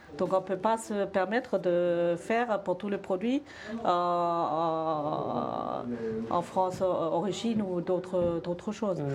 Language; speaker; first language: French; non-native, fluent; German